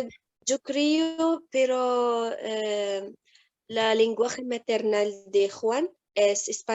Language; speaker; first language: Spanish; non-native, learner; English